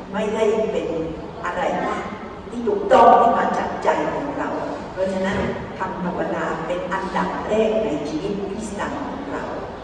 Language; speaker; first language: Thai; non-native, fluent; Spanish